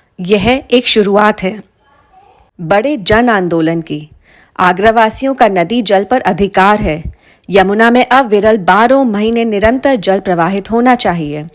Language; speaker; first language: Hindi; native; Hindi